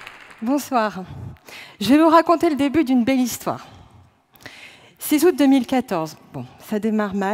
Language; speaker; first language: French; native; French